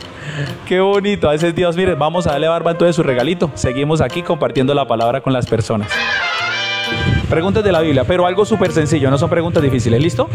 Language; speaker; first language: Spanish; native; Spanish